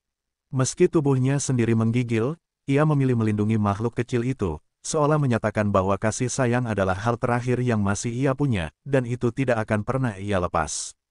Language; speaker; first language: Indonesian; native; Indonesian